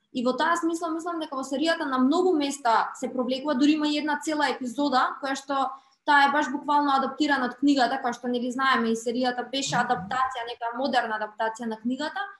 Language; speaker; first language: Macedonian; native; Macedonian